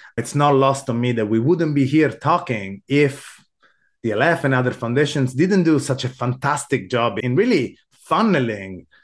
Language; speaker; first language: English; non-native, fluent; Italian